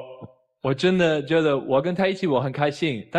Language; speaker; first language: Chinese; non-native, fluent; German